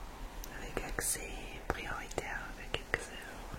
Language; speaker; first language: French; non-native, fluent; English